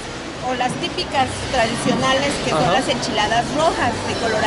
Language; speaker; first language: Spanish; native; Spanish